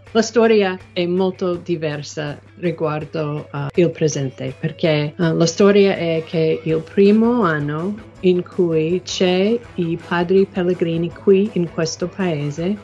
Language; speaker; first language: Italian; non-native, learner; English